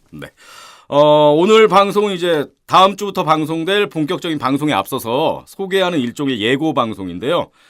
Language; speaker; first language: Korean; native; Korean